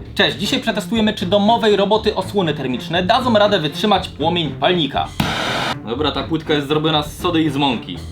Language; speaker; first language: Polish; native; Polish